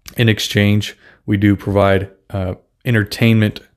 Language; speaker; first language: English; non-native, fluent; Russian